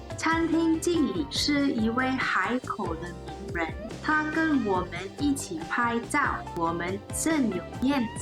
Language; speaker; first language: Chinese; non-native, learner; English